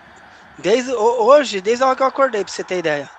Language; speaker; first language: Portuguese; native; Portuguese